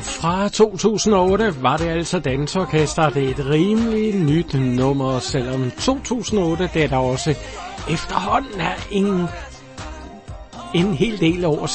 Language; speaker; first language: Danish; native; Danish